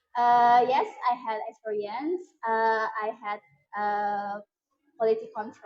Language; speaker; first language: English; non-native, learner; Indonesian